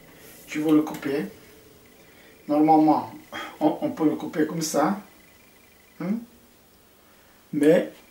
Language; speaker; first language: French; non-native, fluent; Portuguese